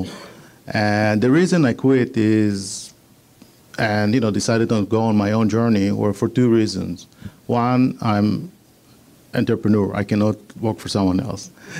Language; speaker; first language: English; non-native, fluent; Hebrew